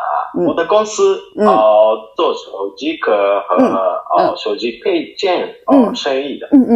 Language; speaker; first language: Chinese; non-native, fluent; Japanese